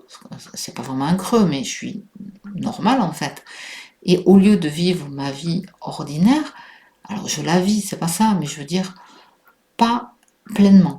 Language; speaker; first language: French; native; French